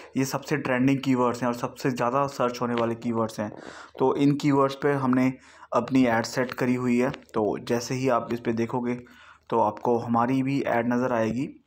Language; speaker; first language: Hindi; non-native, local second language; Punjabi